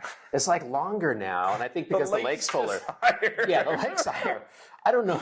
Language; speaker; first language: English; native; English